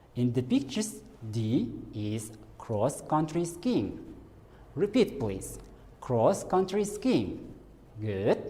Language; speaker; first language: English; non-native, fluent; Kazakh